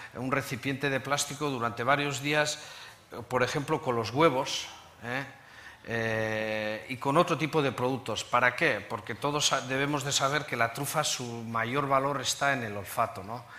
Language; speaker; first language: Spanish; native; Spanish